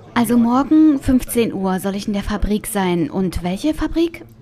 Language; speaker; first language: German; non-native, fluent; Bulgarian